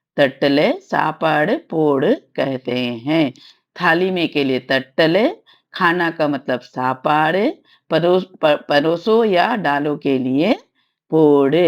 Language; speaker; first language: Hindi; non-native, local second language; Tamil